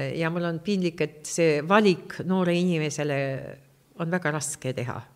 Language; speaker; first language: Estonian; non-native, local second language; Russian